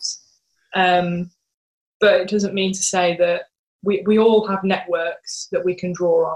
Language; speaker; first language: English; native; English